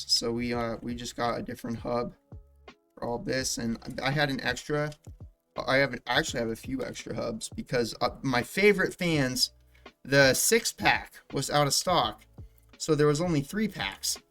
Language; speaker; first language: English; native; English